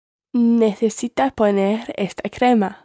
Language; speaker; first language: Spanish; non-native, learner; English